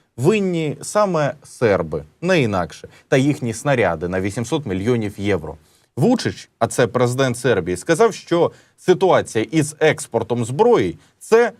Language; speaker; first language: Ukrainian; native; Ukrainian